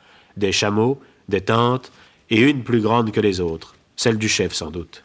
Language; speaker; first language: French; native; French